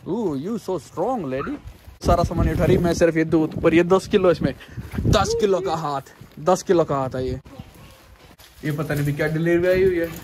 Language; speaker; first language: Hindi; native; Hindi